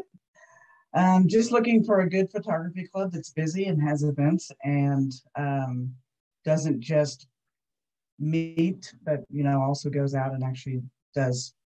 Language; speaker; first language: English; native; English